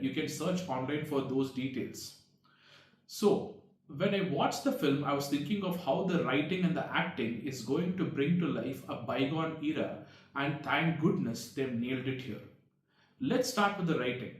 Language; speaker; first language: English; non-native, local second language; Tamil